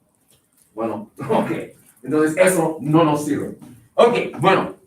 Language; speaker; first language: Spanish; non-native, fluent; English